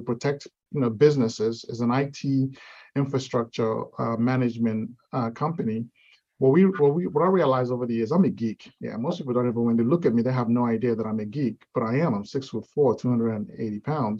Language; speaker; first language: English; non-native, local second language; Igbo